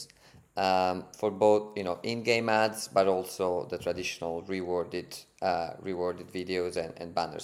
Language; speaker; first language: English; non-native, fluent; Italian